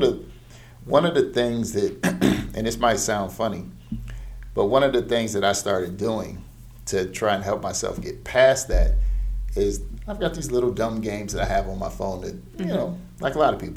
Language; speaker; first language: English; native; English